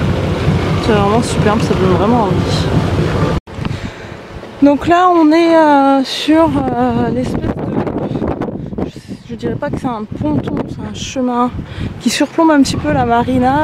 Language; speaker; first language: French; native; French